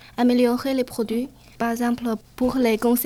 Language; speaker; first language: French; non-native, learner; Chinese